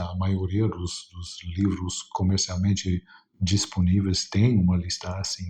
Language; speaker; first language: Portuguese; non-native, fluent; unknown